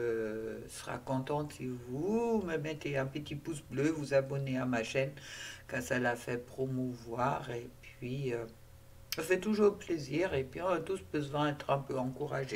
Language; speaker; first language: French; non-native, fluent; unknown